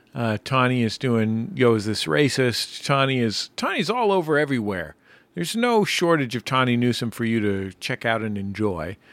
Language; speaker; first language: English; native; English